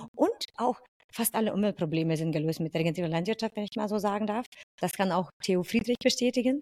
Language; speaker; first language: German; non-native, fluent; Lithuanian